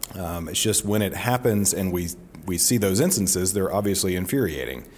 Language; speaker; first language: English; native; English